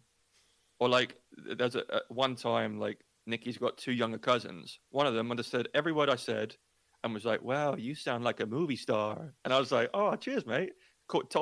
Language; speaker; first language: English; native; English